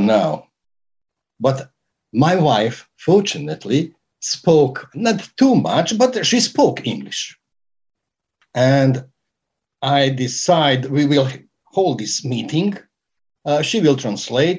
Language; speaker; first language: English; non-native, fluent; Serbian